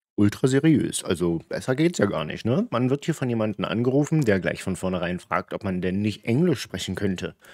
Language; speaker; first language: German; native; German